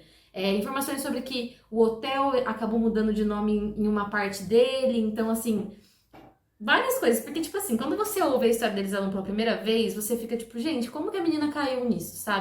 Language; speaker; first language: Portuguese; native; Portuguese